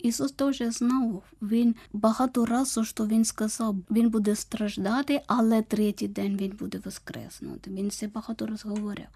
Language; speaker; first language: Ukrainian; non-native, learner; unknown